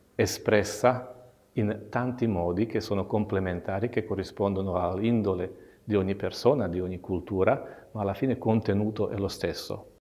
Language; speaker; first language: Italian; non-native, fluent; Slovak